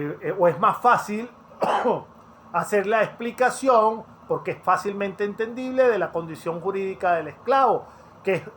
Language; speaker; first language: Spanish; native; Spanish